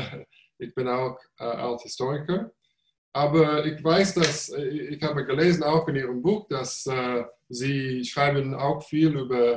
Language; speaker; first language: German; non-native, fluent; English